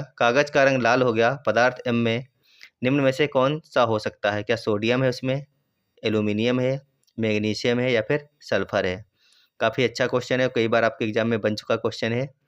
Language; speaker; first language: Hindi; native; Hindi